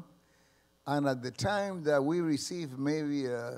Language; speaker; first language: English; early bilingual, other home language; Spanish